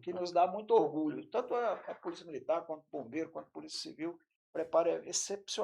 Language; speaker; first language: Portuguese; native; Portuguese